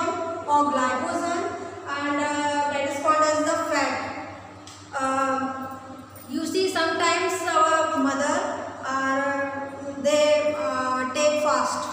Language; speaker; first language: English; non-native, local second language; Hindi